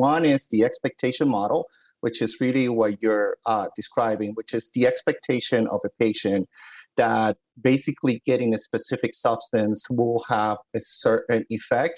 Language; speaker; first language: English; native; English